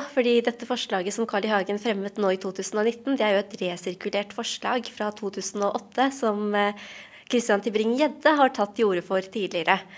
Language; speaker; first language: Norwegian; native; Norwegian